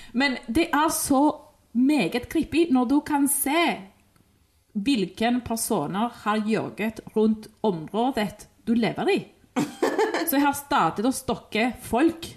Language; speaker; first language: Norwegian; non-native, fluent; Spanish